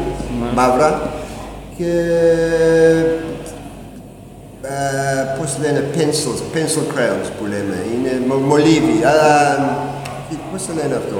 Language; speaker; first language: Greek; non-native, learner; English